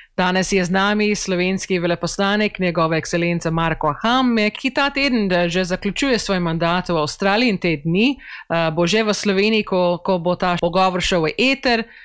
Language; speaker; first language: Slovenian; early bilingual, heritage; Slovenian